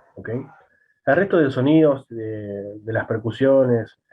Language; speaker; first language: Spanish; native; Spanish